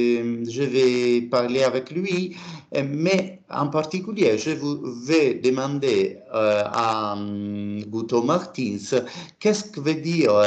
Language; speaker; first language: French; non-native, learner; Italian